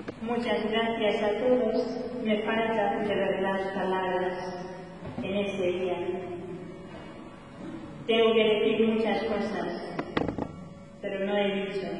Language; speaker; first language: Spanish; non-native, fluent; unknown